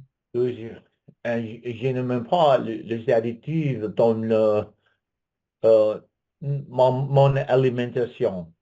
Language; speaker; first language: French; non-native, learner; English